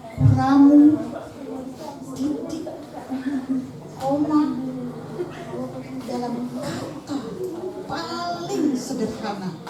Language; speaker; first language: Indonesian; native; Indonesian